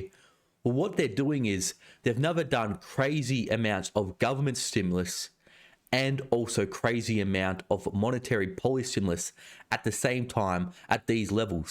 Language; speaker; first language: English; native; English